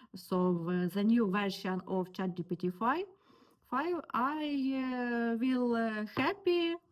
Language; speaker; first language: English; non-native, learner; Ukrainian